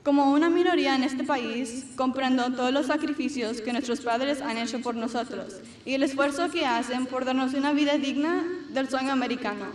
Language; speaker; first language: Spanish; early bilingual, heritage; Spanish